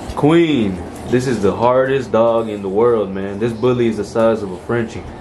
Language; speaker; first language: English; early bilingual, other home language; Spanish